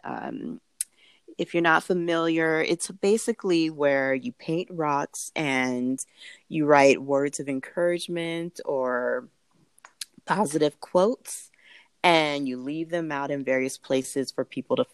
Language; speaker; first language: English; native; English